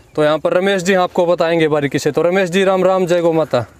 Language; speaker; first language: Hindi; native; Hindi